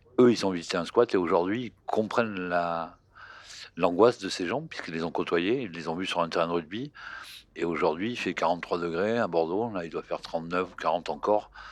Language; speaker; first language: French; native; French